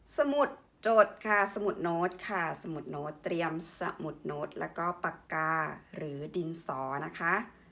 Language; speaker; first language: Thai; native; Thai